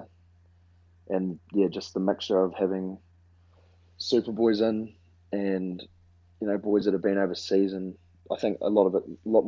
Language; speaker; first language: English; native; English